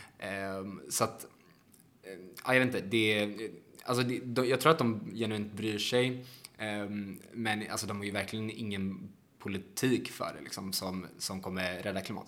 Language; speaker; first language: Swedish; native; Swedish